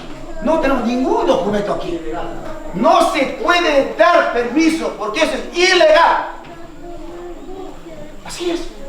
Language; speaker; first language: Spanish; non-native, local second language; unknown